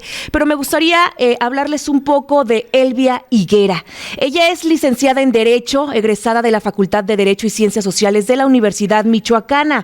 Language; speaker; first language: Spanish; native; Spanish